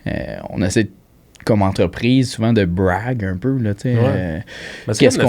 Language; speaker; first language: French; native; French